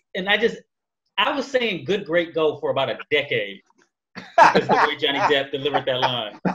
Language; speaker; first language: English; native; English